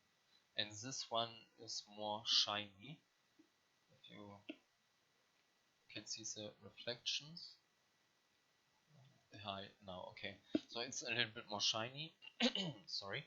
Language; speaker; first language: English; non-native, learner; German